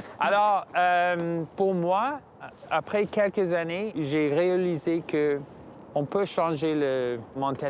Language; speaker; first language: French; non-native, local second language; English